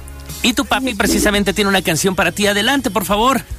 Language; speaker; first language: Spanish; native; Spanish